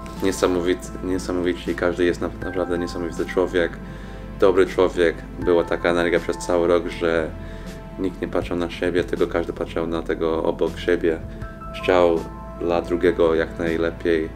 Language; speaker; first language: Polish; non-native, fluent; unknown